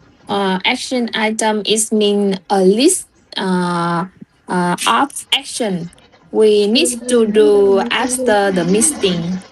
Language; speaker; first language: English; non-native, learner; Vietnamese